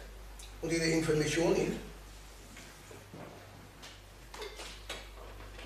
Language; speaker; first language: German; non-native, learner; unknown